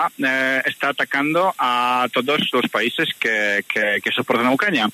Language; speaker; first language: Spanish; non-native, fluent; Polish